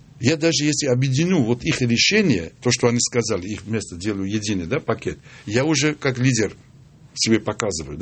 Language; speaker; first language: Russian; non-native, local second language; Armenian